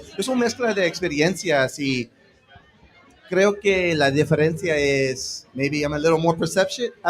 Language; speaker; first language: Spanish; early bilingual, heritage; English